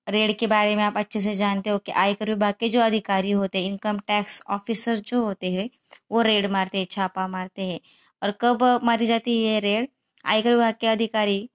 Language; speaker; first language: Hindi; non-native, local second language; Marathi